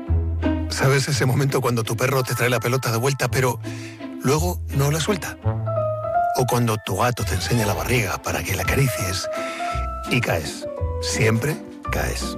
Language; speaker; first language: Spanish; native; Spanish